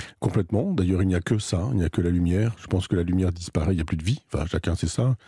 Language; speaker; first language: French; native; French